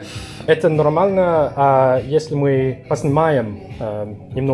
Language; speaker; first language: Russian; non-native, learner; English